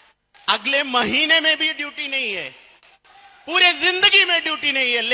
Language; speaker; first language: Hindi; non-native, fluent; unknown